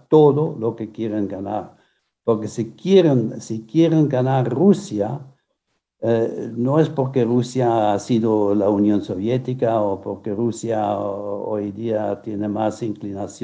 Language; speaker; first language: Spanish; non-native, fluent; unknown